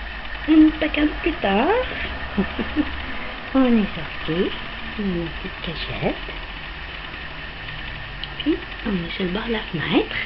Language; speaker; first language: French; native; French